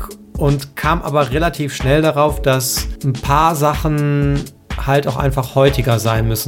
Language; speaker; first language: German; native; German